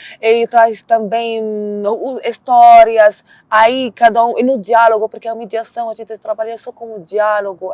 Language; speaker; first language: Portuguese; non-native, learner; Arabic